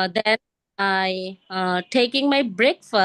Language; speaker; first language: English; non-native, learner; Bangla